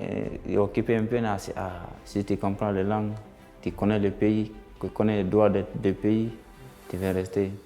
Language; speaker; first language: French; non-native, learner; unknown